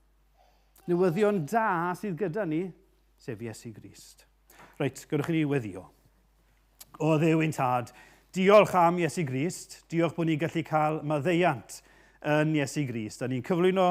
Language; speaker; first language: Welsh; native; Welsh